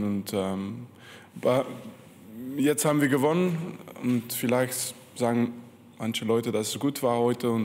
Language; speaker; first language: German; non-native, fluent; French